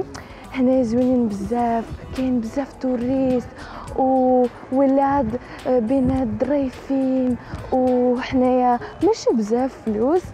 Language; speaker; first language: Arabic; non-native, learner; Russian